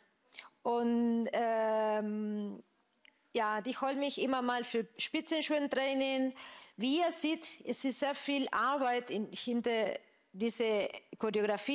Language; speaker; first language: German; non-native, fluent; Spanish